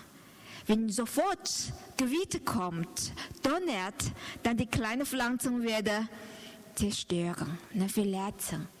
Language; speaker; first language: German; non-native, learner; Chinese